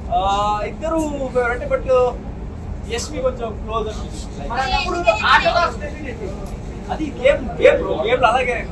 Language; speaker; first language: Telugu; non-native, local second language; Kannada